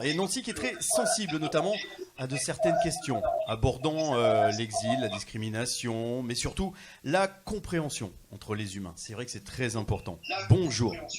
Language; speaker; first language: French; native; French